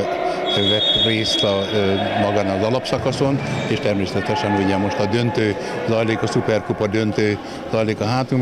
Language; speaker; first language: Hungarian; native; Hungarian